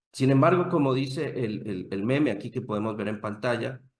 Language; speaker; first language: Spanish; native; Spanish